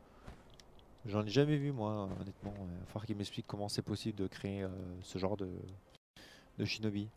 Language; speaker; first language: French; native; French